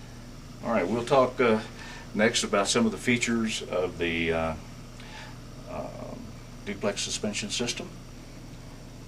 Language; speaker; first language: English; native; English